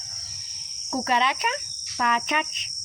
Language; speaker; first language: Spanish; non-native, local second language; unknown